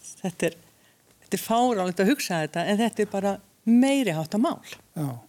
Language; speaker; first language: Icelandic; early bilingual, other home language; Hungarian